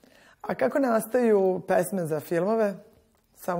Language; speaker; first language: Serbian; native; Serbian